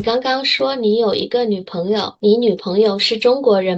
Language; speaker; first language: Chinese; native; Chinese